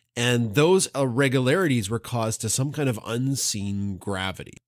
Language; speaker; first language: English; native; English